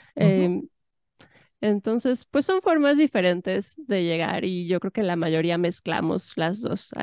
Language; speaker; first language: Spanish; native; Spanish